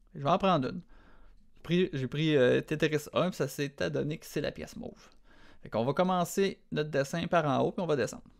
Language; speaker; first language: French; native; French